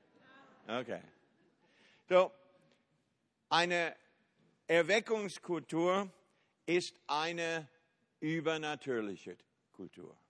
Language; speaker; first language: German; non-native, fluent; English